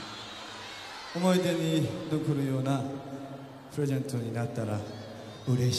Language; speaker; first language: Japanese; non-native, fluent; Korean